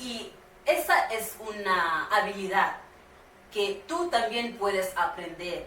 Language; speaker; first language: Spanish; non-native, learner; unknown